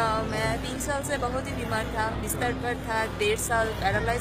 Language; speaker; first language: Hindi; non-native, learner; Bangla